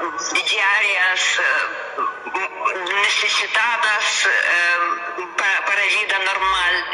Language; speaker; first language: Spanish; non-native, learner; Russian